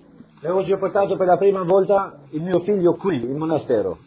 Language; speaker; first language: Italian; non-native, fluent; Albanian